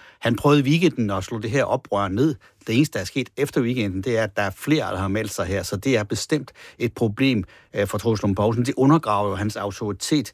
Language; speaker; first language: Danish; native; Danish